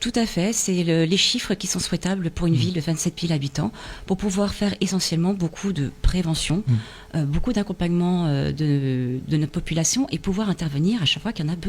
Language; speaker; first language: French; native; French